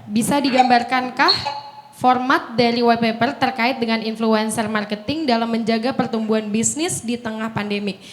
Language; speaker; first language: Indonesian; native; Indonesian